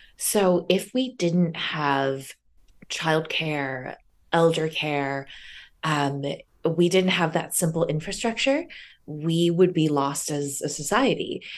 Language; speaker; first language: English; early bilingual, other home language; Chinese